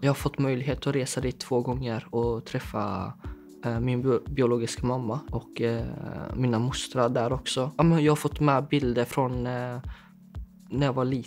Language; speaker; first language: Swedish; early bilingual, other home language; Chinese